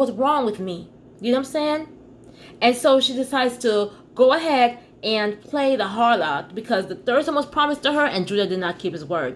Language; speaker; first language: English; native; English